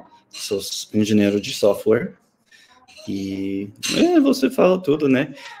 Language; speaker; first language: Portuguese; non-native, learner; English